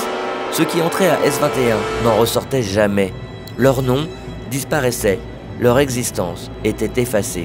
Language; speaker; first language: French; native; French